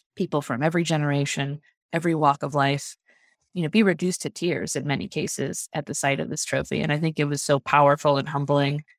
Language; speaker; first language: English; native; English